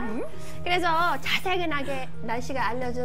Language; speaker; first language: Korean; non-native, learner; English